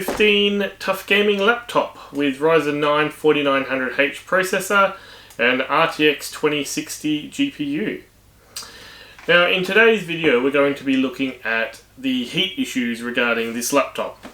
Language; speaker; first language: English; native; English